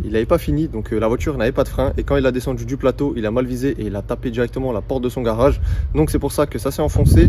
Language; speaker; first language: French; native; French